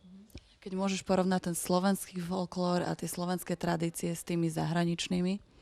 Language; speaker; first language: Slovak; native; Slovak